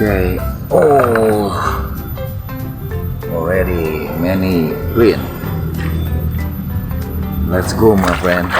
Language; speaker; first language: English; non-native, learner; Indonesian